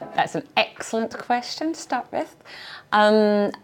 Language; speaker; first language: English; native; English